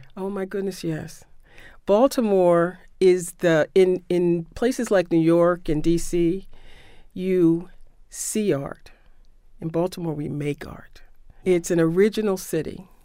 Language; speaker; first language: English; native; English